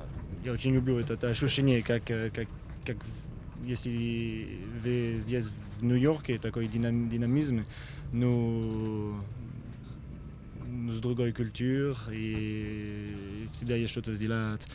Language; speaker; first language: Russian; non-native, learner; French